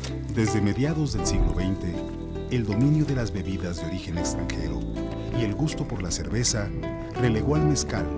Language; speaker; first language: Spanish; native; Spanish